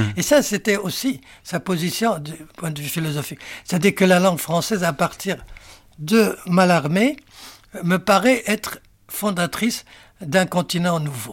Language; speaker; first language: French; non-native, local second language; Arabic